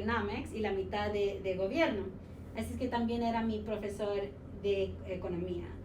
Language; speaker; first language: Spanish; early bilingual, heritage; Spanish